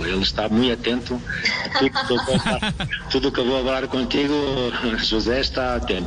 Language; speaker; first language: Portuguese; non-native, fluent; Spanish